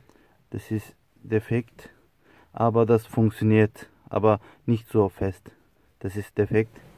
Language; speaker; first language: German; non-native, learner; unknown